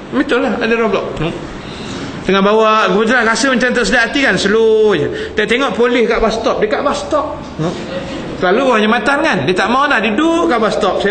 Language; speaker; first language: Malay; native; Malay